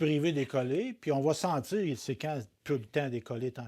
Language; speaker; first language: French; native; French